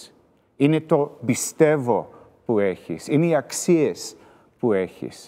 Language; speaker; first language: Greek; early bilingual, heritage; Greek